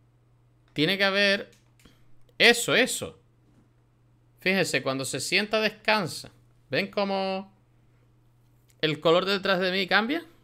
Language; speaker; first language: Spanish; native; Spanish